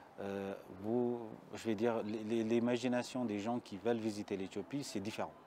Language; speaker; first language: French; early bilingual, other home language; Amharic